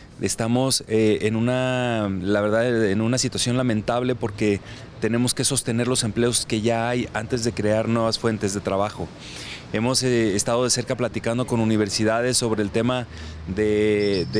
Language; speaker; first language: Spanish; native; Spanish